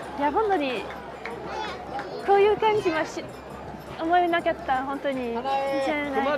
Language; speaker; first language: Japanese; non-native, fluent; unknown